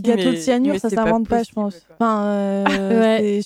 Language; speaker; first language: French; native; French